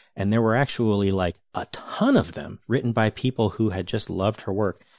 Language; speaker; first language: English; native; English